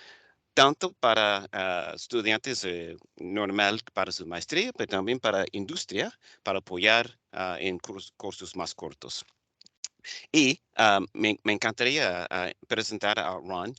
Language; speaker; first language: Spanish; non-native, fluent; English